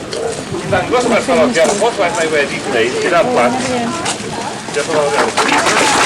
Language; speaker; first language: Welsh; native; Welsh